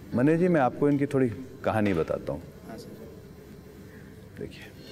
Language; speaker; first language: Hindi; native; Hindi